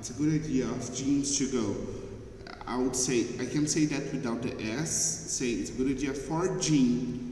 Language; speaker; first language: English; non-native, fluent; Portuguese